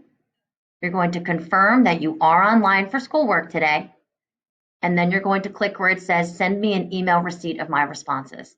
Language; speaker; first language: English; native; English